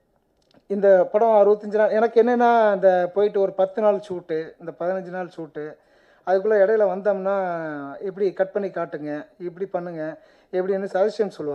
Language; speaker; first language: Tamil; native; Tamil